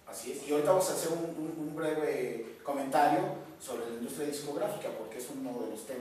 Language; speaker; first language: Spanish; native; Spanish